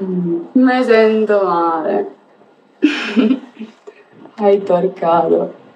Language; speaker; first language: Italian; early bilingual, other home language; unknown